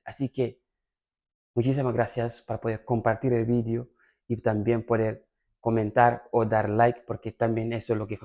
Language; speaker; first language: Spanish; non-native, fluent; Fula